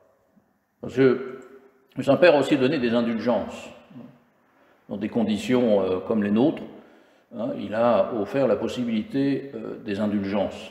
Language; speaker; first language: French; native; French